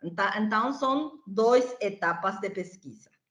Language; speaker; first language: Portuguese; non-native, learner; Spanish